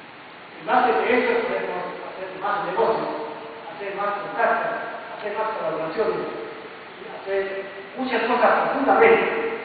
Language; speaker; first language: Spanish; non-native, fluent; Chinese